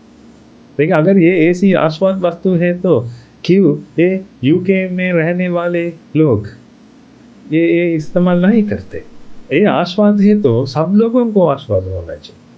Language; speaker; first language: Hindi; non-native, fluent; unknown